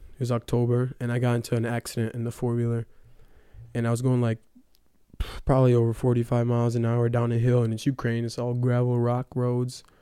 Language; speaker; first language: English; early bilingual, other home language; Ukrainian